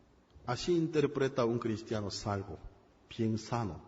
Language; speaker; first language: Spanish; non-native, fluent; Korean